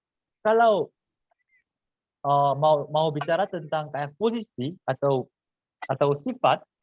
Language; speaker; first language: Indonesian; non-native, fluent; Korean